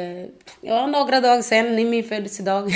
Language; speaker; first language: Swedish; non-native, fluent; Portuguese